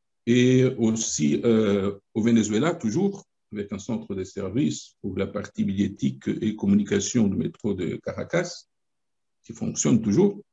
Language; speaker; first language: French; non-native, fluent; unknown